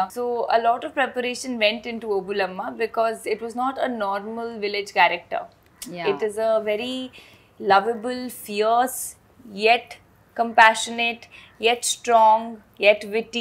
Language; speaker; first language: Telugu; non-native, fluent; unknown